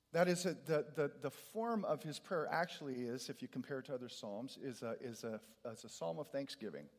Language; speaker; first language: English; native; English